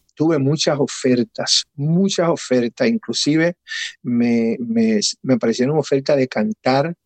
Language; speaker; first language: Spanish; early bilingual, heritage; Spanish